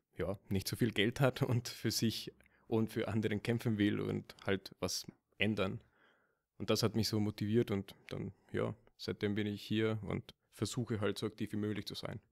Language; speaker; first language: German; non-native, fluent; Spanish